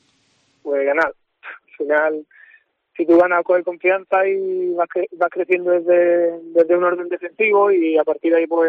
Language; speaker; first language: Spanish; native; Spanish